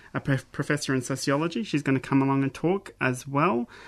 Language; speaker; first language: English; native; English